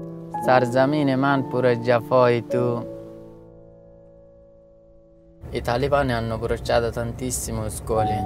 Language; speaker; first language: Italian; non-native, learner; Persian